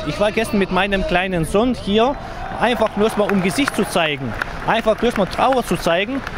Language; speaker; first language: German; native; German